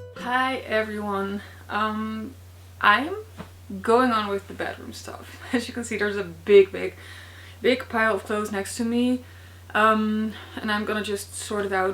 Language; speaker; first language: English; non-native, fluent; Dutch